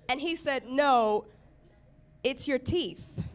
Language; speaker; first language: English; native; English